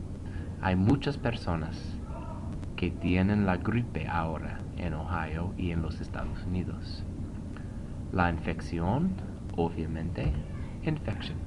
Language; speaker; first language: Spanish; non-native, fluent; English